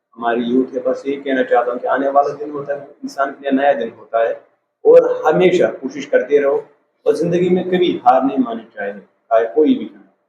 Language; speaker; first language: Hindi; non-native, local second language; Kashmiri